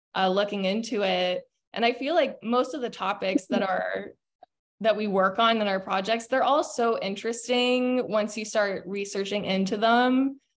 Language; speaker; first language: English; native; English